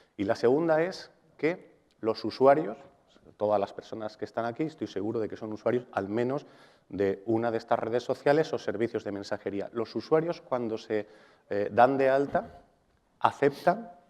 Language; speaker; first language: Spanish; non-native, local second language; Catalan